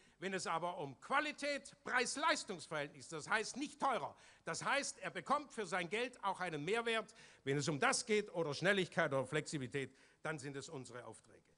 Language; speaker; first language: German; native; German